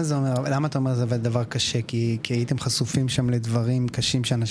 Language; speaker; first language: Hebrew; native; Hebrew